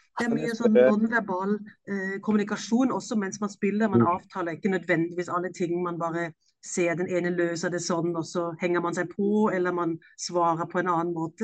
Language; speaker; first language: Norwegian; non-native, fluent; German